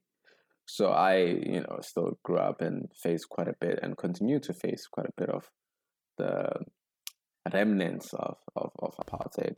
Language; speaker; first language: English; non-native, local second language; Zulu